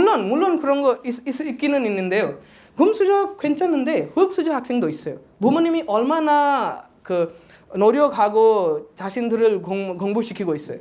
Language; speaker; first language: Korean; non-native, fluent; Odia